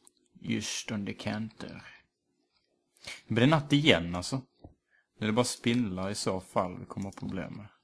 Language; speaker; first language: Swedish; native; Swedish